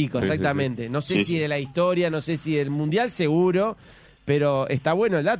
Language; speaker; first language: Spanish; native; Spanish